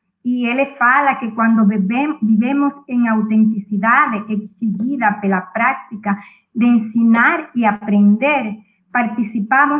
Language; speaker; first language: Portuguese; non-native, fluent; Spanish